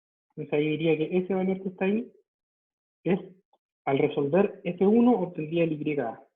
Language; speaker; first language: Spanish; native; Spanish